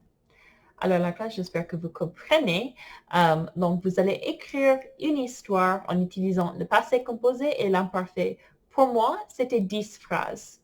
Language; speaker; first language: French; non-native, fluent; English